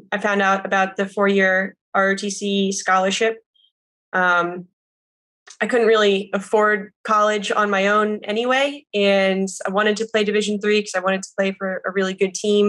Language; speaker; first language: English; native; English